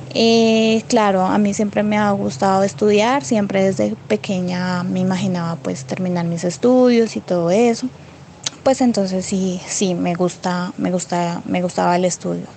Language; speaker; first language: Spanish; native; Spanish